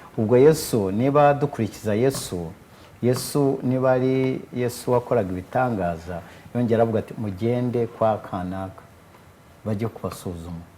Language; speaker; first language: Kinyarwanda; early bilingual, heritage; Kinyarwanda